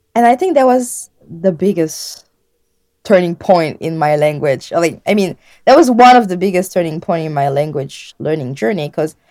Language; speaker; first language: English; non-native, fluent; French